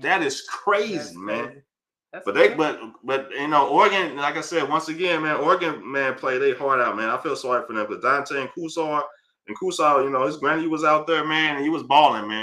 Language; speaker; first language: English; native; English